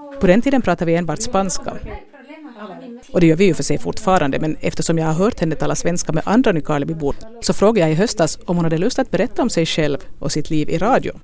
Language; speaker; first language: Swedish; native; Swedish